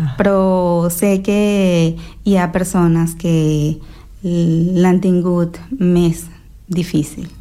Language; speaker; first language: Catalan; non-native, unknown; Spanish